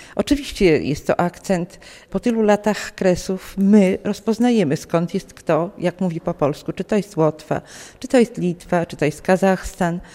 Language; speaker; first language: Polish; native; Polish